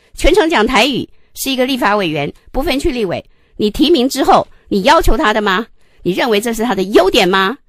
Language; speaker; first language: Chinese; native; Chinese